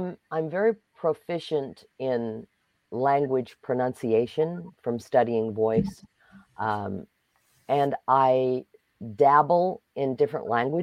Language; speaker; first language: English; native; English